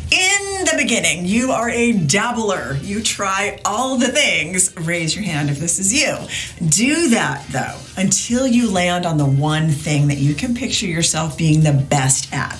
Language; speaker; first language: English; native; English